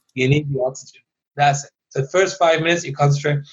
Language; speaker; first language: English; early bilingual, other home language; Persian